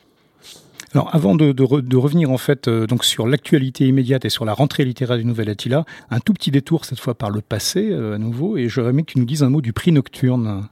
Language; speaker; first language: French; native; French